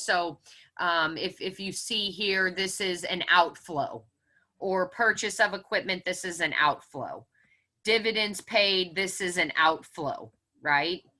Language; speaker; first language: English; native; English